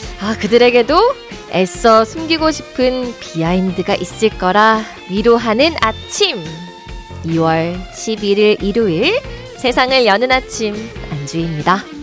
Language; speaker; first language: Korean; native; Korean